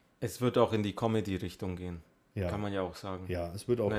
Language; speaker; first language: German; native; German